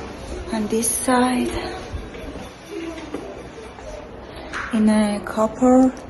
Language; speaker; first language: English; non-native, local second language; Persian